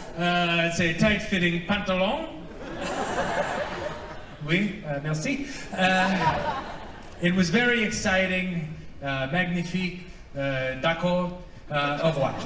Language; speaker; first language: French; non-native, learner; English